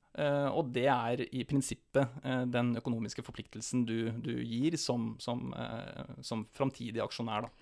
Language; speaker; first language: Norwegian; native; Norwegian